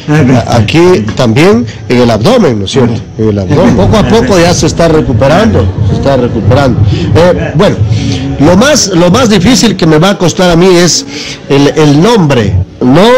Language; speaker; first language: Spanish; native; Spanish